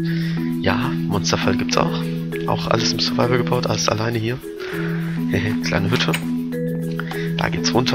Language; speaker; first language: German; native; German